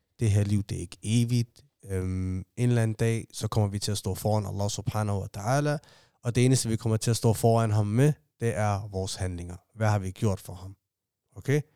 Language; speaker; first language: Danish; early bilingual, other home language; Somali